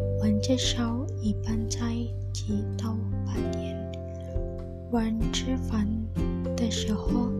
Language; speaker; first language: Chinese; non-native, learner; Indonesian